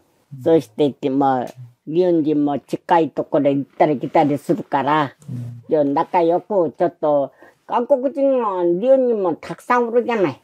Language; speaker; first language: Japanese; non-native, learner; Korean